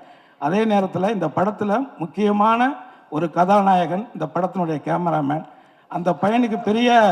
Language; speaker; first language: Tamil; native; Tamil